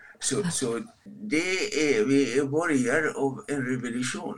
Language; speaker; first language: Swedish; non-native, fluent; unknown